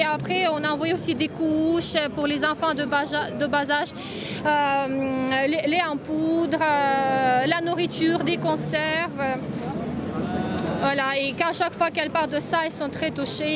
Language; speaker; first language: French; non-native, fluent; Russian